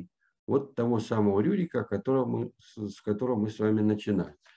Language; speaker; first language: Russian; native; Russian